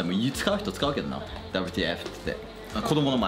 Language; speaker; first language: Japanese; native; Japanese